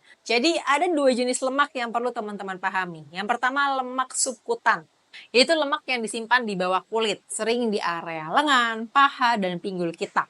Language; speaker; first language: Indonesian; native; Indonesian